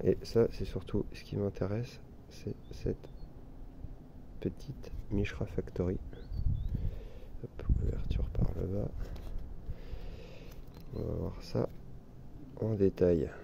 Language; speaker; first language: French; native; French